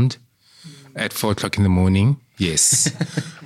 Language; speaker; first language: English; non-native, local second language; Southern Sotho